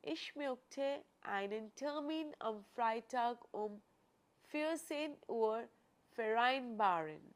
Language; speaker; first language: German; non-native, fluent; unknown